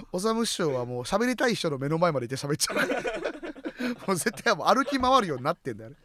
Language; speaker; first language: Japanese; native; Japanese